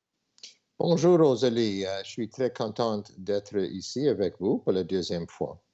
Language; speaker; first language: French; non-native, local second language; English